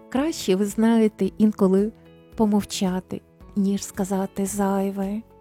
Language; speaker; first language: Ukrainian; native; Ukrainian